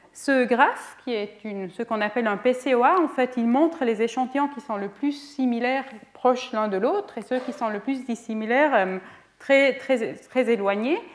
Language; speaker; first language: French; non-native, fluent; Swiss German